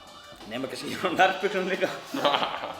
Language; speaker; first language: Icelandic; non-native, fluent; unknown